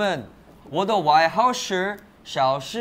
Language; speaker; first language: Chinese; non-native, learner; Korean